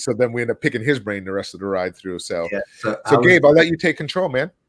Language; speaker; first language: English; native; English